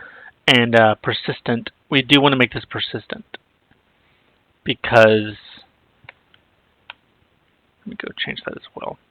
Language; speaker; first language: English; native; English